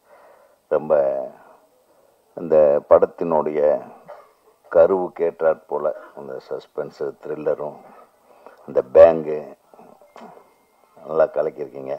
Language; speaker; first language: Tamil; native; Tamil